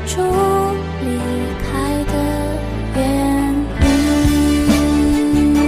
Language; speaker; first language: Chinese; native; Chinese